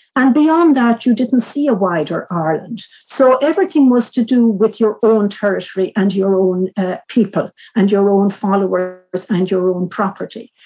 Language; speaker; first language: English; native; English